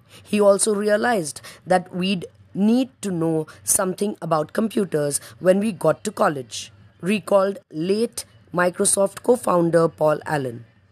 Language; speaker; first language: English; non-native, local second language; Marathi